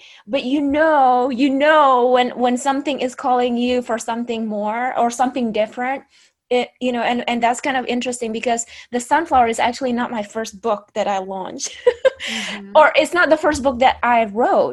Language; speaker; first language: English; non-native, fluent; Indonesian